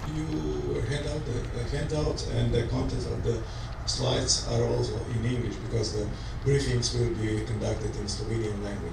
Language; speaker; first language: English; non-native, fluent; Slovenian